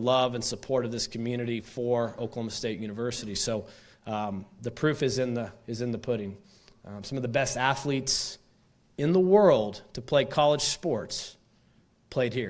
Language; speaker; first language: English; native; English